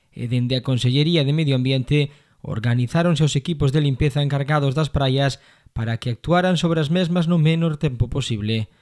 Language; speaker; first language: Galician; native; Galician